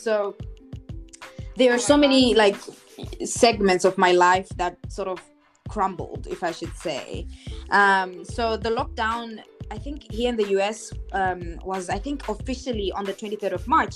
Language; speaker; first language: English; non-native, local second language; Shona